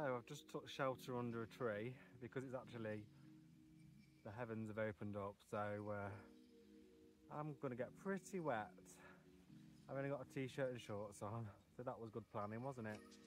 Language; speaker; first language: English; native; English